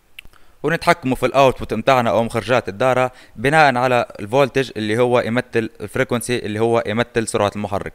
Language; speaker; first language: Arabic; native; Arabic